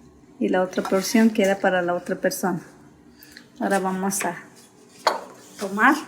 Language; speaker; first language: Spanish; native; Spanish